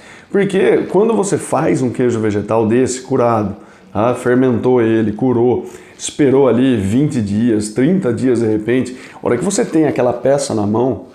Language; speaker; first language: Portuguese; native; Portuguese